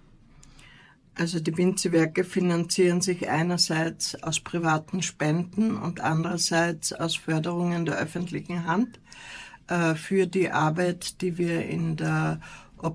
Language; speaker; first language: German; native; German